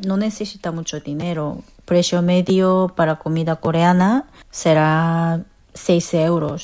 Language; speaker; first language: Spanish; non-native, fluent; Korean